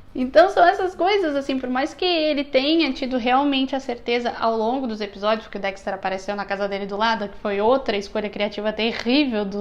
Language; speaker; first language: Portuguese; native; Portuguese